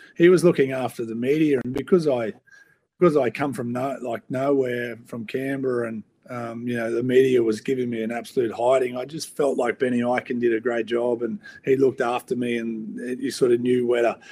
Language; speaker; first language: English; native; English